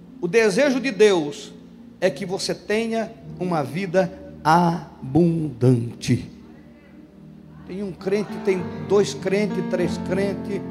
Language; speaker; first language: Portuguese; native; Portuguese